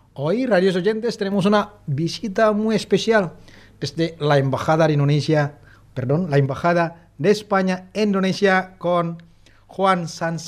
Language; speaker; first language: Spanish; non-native, fluent; Indonesian